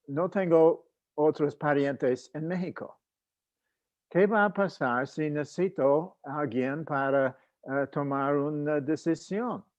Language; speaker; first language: Spanish; non-native, fluent; English